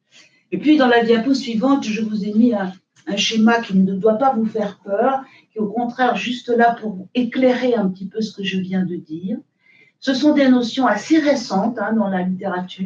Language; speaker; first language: French; native; French